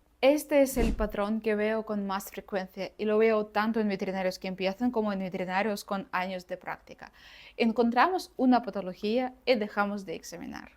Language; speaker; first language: Spanish; non-native, fluent; Russian